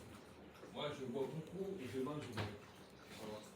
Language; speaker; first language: French; native; French